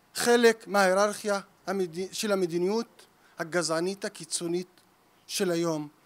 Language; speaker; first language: Hebrew; native; Hebrew